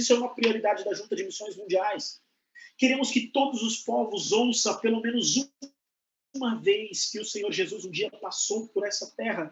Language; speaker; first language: Portuguese; native; Portuguese